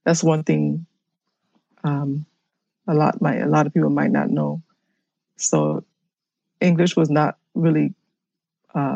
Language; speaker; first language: English; early bilingual, other home language; Haitian Creole